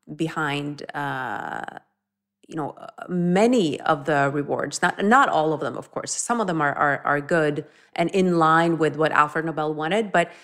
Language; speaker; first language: English; non-native, fluent; Norwegian